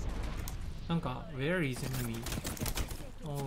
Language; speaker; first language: English; non-native, learner; Japanese